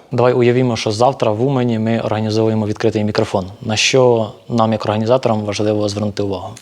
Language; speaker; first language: Ukrainian; native; Ukrainian